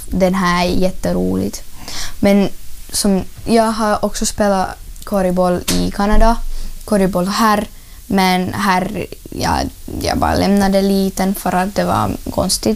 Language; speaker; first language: Swedish; non-native, learner; Ukrainian